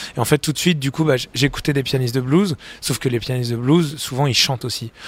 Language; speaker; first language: French; native; French